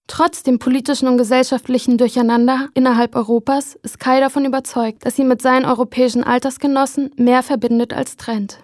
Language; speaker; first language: German; native; German